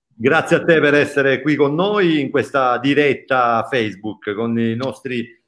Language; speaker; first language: Italian; native; Italian